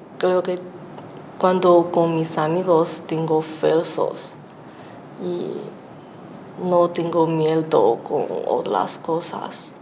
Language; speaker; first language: Spanish; non-native, learner; Chinese